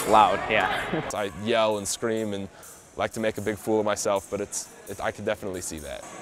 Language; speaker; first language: English; native; English